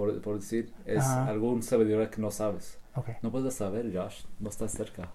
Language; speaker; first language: Spanish; early bilingual, heritage; Spanish